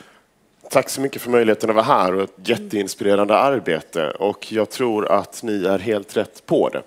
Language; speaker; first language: Swedish; native; Swedish